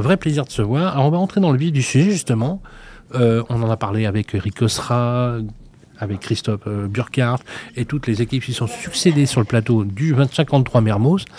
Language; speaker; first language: French; native; French